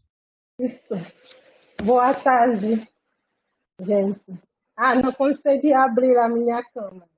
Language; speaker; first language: Portuguese; non-native, fluent; Haitian Creole